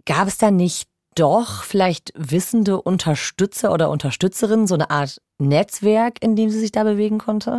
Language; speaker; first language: German; native; German